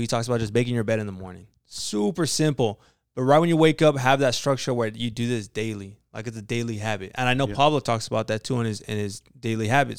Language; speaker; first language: English; early bilingual, other home language; Spanish